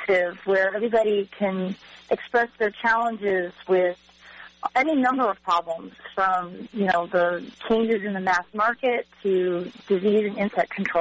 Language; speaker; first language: English; native; English